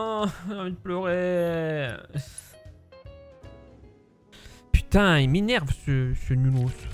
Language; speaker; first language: French; native; French